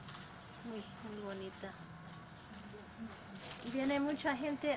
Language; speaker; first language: Spanish; non-native, fluent; English